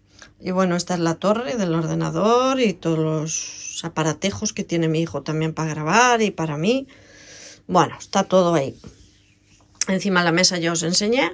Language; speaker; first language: Spanish; native; Spanish